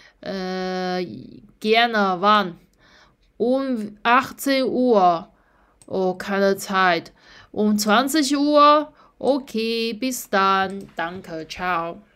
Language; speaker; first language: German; non-native, fluent; Chinese